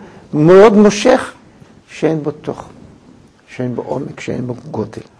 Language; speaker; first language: Hebrew; native; Hebrew